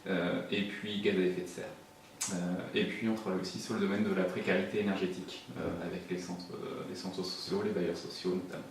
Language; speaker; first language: French; native; French